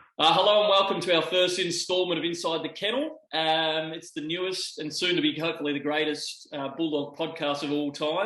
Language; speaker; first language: English; native; English